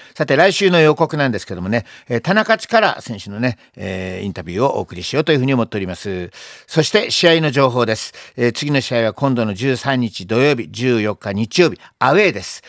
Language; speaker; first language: Japanese; native; Japanese